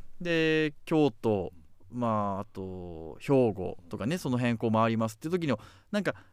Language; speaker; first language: Japanese; native; Japanese